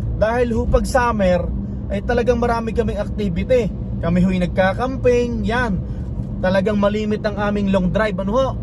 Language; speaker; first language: Filipino; native; Filipino